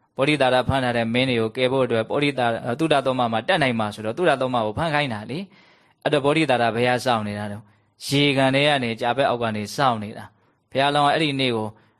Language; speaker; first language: Burmese; native; Burmese